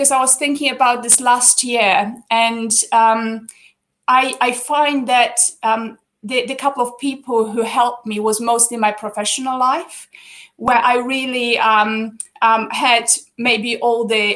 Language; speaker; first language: English; non-native, fluent; Polish